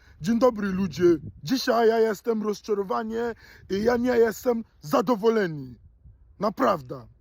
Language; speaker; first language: Polish; non-native, learner; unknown